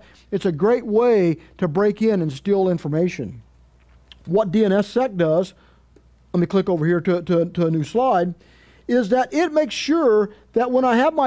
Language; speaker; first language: English; native; English